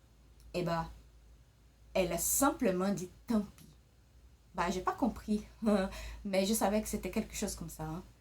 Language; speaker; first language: French; early bilingual, other home language; Portuguese